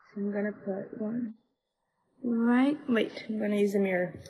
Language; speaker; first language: English; non-native, fluent; Portuguese